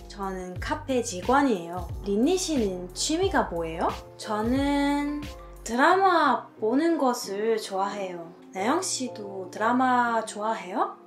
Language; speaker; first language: Korean; non-native, fluent; French